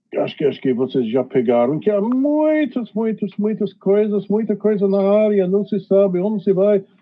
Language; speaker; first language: Portuguese; non-native, fluent; English